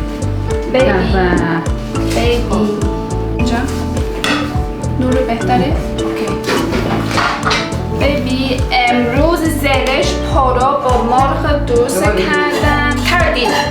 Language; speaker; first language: Persian; non-native, learner; Chinese